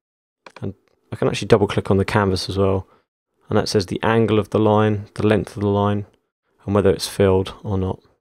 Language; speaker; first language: English; native; English